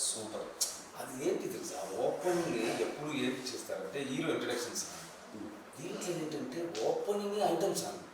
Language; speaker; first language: Telugu; non-native, learner; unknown